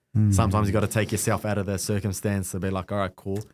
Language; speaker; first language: English; native; English